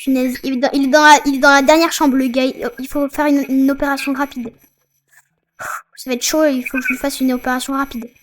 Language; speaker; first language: French; native; French